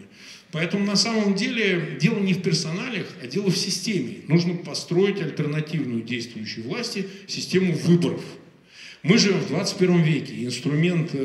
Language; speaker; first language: Russian; native; Russian